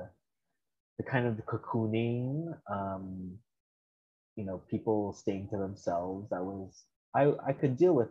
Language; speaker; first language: English; early bilingual, other home language; Filipino